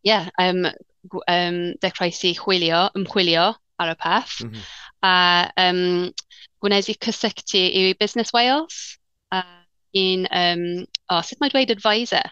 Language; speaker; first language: Welsh; non-native, learner; English